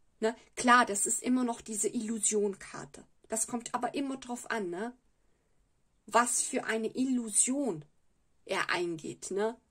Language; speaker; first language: German; non-native, fluent; Italian